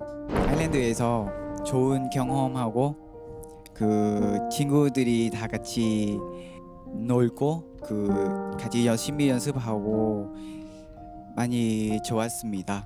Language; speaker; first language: Korean; non-native, learner; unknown